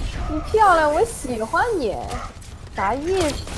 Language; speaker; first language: Chinese; early bilingual, heritage; Chinese